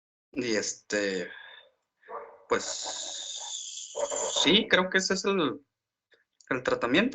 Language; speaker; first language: Spanish; native; Spanish